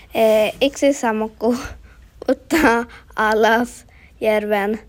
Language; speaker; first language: Finnish; non-native, learner; Swedish